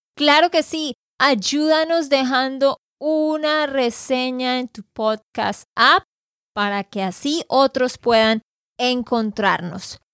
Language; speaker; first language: Spanish; native; Spanish